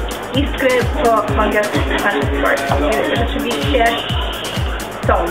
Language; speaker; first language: Polish; early bilingual, heritage; Polish